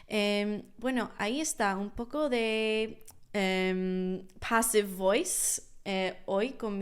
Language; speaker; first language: Spanish; non-native, fluent; English